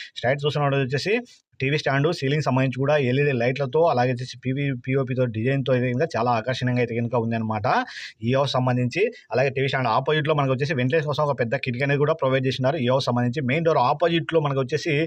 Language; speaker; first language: Telugu; native; Telugu